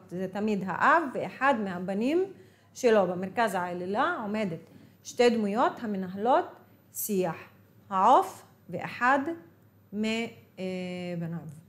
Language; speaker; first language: Hebrew; non-native, local second language; Arabic